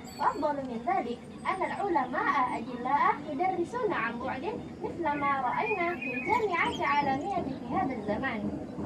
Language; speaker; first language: Arabic; non-native, fluent; Indonesian